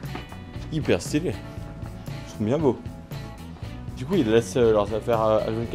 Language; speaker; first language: French; native; French